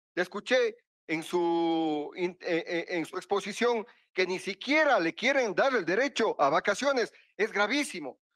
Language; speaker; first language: Spanish; native; Spanish